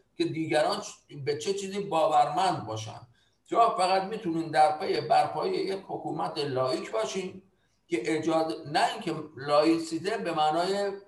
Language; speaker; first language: Persian; native; Persian